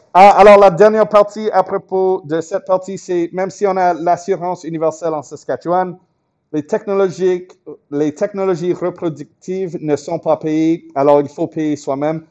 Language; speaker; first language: French; non-native, fluent; English